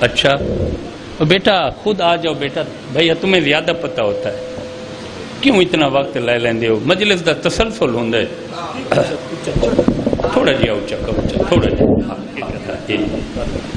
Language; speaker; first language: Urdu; non-native, local second language; Punjabi